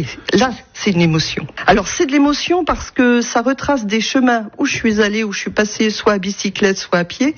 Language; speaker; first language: French; native; French